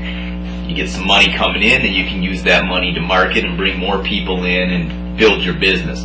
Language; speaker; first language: English; native; English